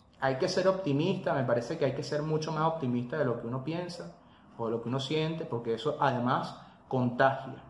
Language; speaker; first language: Spanish; native; Spanish